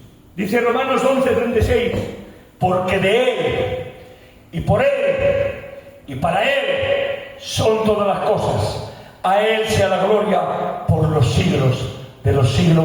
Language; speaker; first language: Spanish; native; Spanish